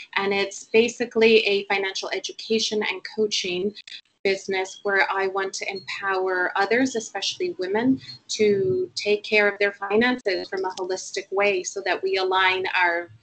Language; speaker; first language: English; non-native, fluent; Spanish